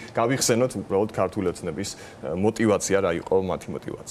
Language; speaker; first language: Georgian; native; Georgian